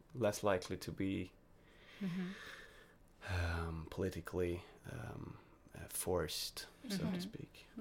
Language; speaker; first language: English; non-native, fluent; Swedish